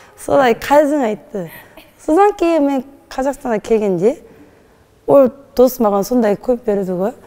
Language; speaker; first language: Kazakh; non-native, learner; Korean